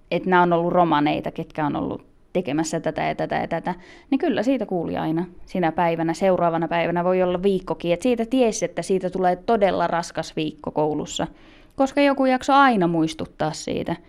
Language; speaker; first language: Finnish; native; Finnish